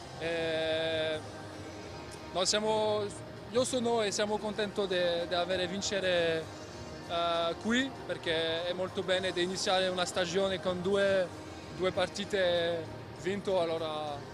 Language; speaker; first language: Italian; non-native, learner; French